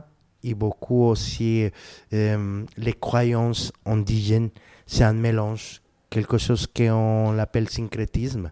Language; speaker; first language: French; non-native, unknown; Spanish